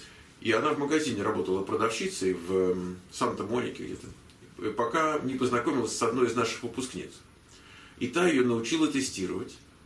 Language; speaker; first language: Russian; native; Russian